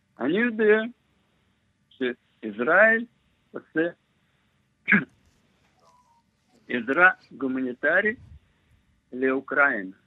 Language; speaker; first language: Hebrew; non-native, learner; Russian